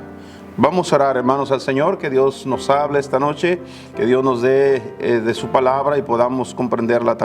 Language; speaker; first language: Spanish; native; Spanish